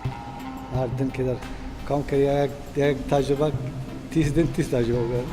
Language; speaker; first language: Hindi; non-native, learner; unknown